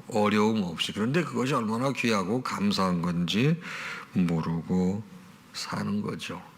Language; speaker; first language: Korean; native; Korean